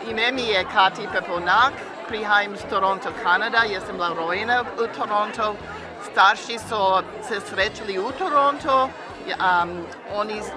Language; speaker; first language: Slovenian; early bilingual, heritage; Slovenian